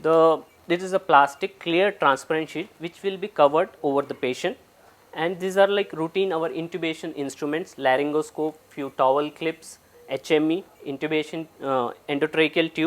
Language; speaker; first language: English; non-native, local second language; Malayalam